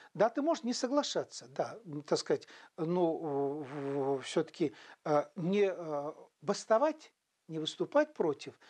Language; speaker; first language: Russian; non-native, local second language; Chuvash